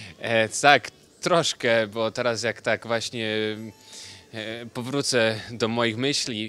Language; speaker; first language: Polish; early bilingual, heritage; Polish